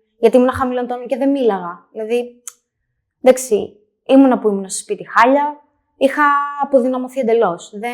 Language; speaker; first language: Greek; native; Greek